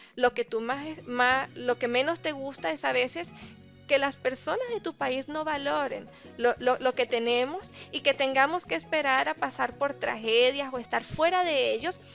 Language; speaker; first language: Spanish; native; Spanish